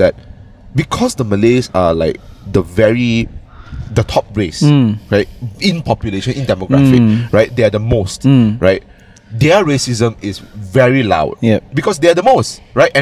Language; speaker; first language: English; non-native, local second language; Cantonese